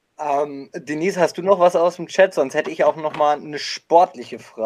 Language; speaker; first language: German; native; German